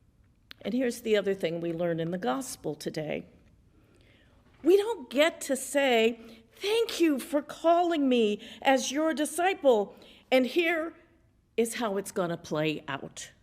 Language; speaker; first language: English; native; English